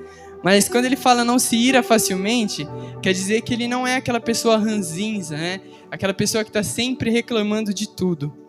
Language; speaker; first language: Portuguese; native; Portuguese